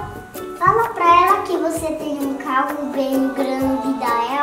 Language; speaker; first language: Portuguese; early bilingual, heritage; Portuguese